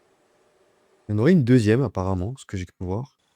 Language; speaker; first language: French; native; French